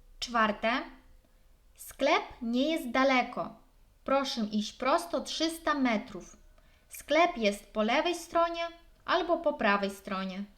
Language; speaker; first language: Polish; non-native, fluent; Ukrainian